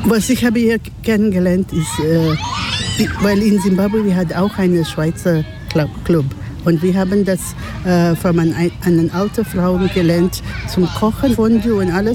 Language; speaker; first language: German; non-native, fluent; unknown